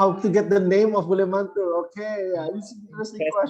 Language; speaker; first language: English; non-native, fluent; Indonesian